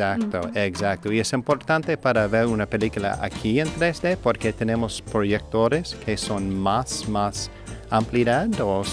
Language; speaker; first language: Spanish; non-native, learner; English